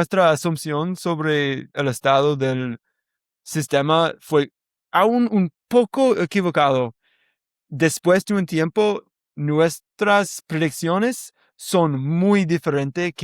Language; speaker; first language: Spanish; non-native, learner; English